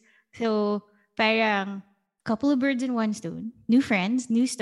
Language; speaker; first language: English; non-native, local second language; Filipino